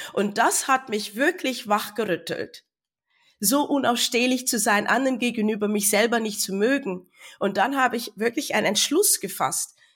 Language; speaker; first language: German; non-native, fluent; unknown